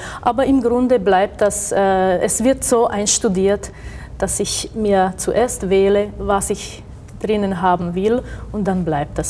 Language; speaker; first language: German; non-native, fluent; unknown